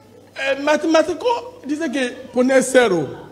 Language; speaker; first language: Spanish; non-native, learner; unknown